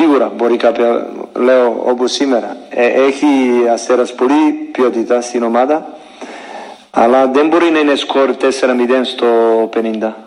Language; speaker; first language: Greek; non-native, learner; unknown